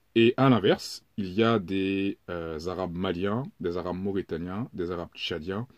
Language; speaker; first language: French; native; French